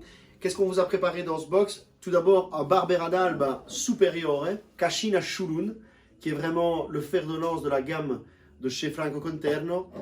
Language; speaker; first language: French; native; French